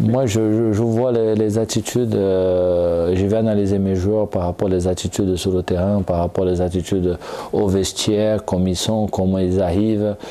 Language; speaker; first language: French; non-native, fluent; Portuguese